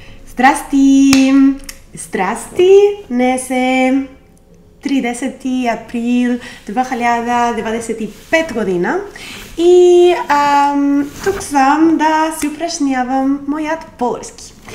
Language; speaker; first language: Bulgarian; non-native, learner; Spanish